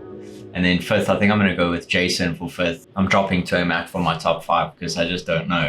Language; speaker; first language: English; native; English